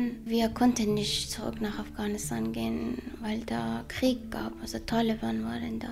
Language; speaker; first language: German; non-native, learner; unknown